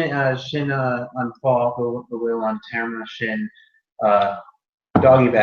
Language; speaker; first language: Irish; non-native, learner; English